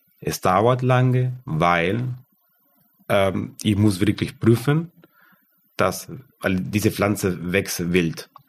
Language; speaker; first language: German; non-native, fluent; Spanish